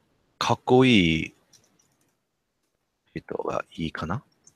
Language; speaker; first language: Japanese; non-native, learner; English